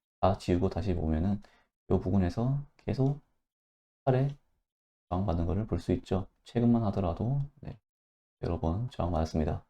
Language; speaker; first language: Korean; native; Korean